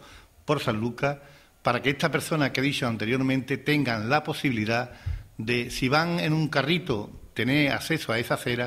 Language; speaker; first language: Spanish; native; Spanish